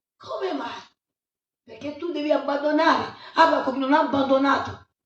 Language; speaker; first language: Italian; non-native, fluent; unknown